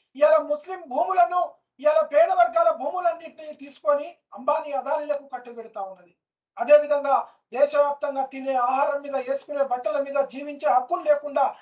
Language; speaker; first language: Telugu; native; Telugu